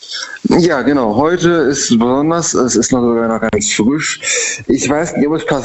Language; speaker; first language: German; native; German